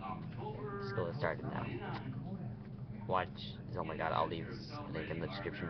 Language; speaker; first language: English; native; English